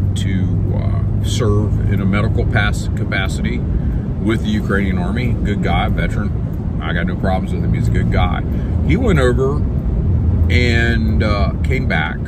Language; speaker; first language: English; native; English